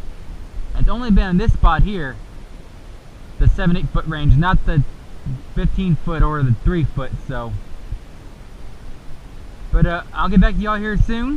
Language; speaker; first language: English; native; English